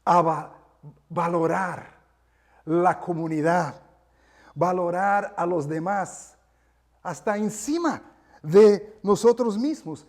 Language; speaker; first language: Spanish; non-native, fluent; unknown